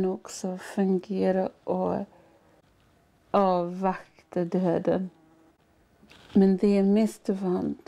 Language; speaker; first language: Swedish; non-native, fluent; Māori